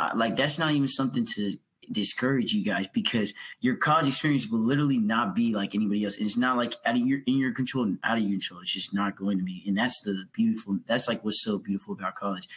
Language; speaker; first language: English; native; English